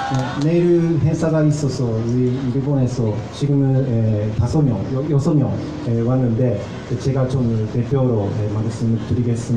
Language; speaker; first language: Korean; non-native, fluent; Japanese